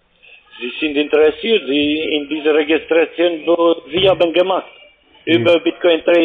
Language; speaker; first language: German; non-native, learner; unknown